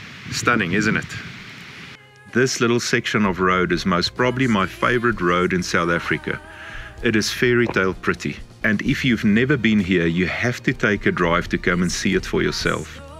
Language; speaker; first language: English; non-native, local second language; Afrikaans